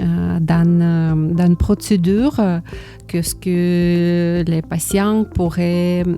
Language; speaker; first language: French; non-native, learner; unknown